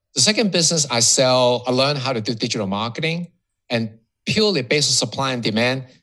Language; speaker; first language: English; non-native, local second language; Cantonese